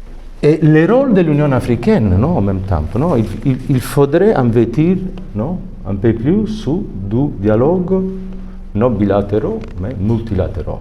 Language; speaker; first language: French; non-native, fluent; Italian